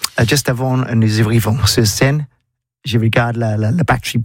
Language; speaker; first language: French; non-native, learner; English